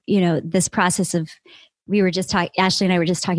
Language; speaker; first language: English; native; English